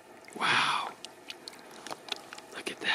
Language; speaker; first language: English; native; English